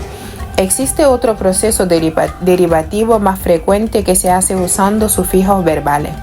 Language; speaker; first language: Spanish; non-native, fluent; Wolof